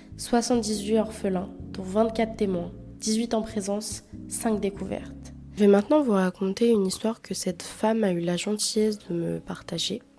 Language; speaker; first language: French; native; French